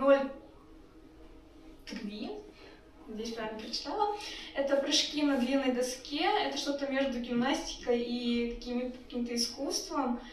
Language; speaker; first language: Russian; native; Russian